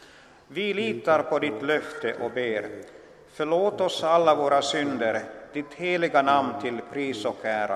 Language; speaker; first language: Swedish; non-native, local second language; Finnish